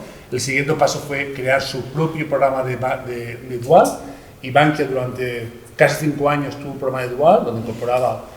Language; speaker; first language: Spanish; native; Spanish